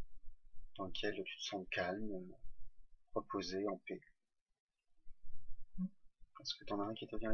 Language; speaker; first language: French; native; French